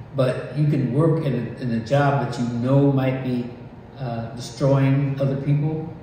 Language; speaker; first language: English; native; English